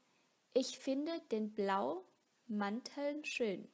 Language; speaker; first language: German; non-native, fluent; Vietnamese